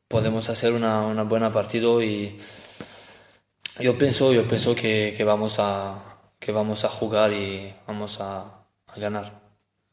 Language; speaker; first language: Spanish; non-native, learner; French